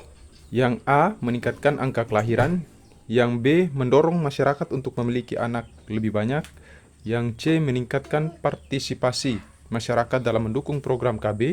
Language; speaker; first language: Indonesian; native; Indonesian